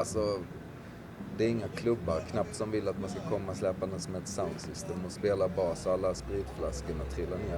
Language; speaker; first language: Swedish; native; Swedish